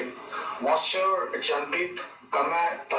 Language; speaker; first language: French; non-native, learner; Hindi